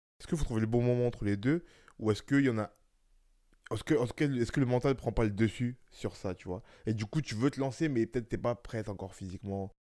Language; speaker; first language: French; native; French